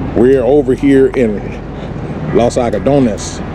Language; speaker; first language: English; native; English